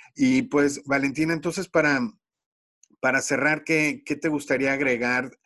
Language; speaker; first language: Spanish; native; Spanish